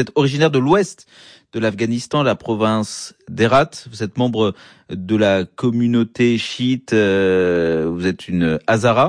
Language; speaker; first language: French; native; French